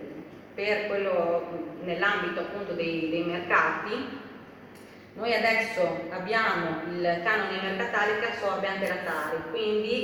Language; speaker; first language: Italian; native; Italian